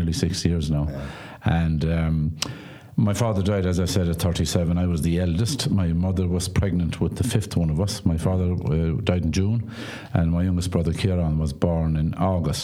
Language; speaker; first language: English; non-native, local second language; Irish